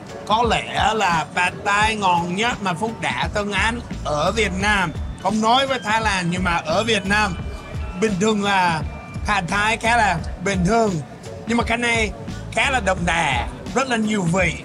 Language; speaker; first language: Vietnamese; non-native, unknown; English